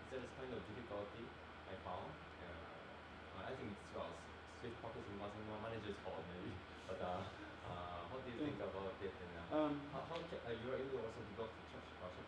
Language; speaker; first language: English; non-native, learner; Japanese